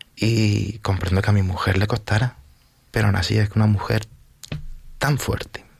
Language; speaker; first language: Spanish; native; Spanish